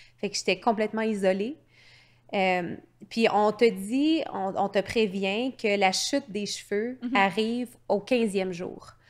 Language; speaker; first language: French; native; French